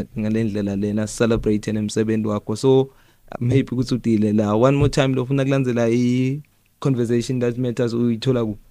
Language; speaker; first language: Zulu; non-native, local second language; Swati